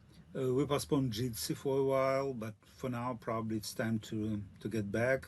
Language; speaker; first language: English; non-native, learner; Russian